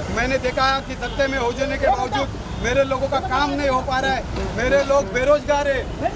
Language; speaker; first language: Hindi; native; Hindi